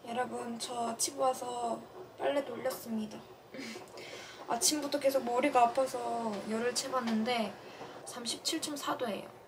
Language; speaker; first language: Korean; non-native, fluent; Russian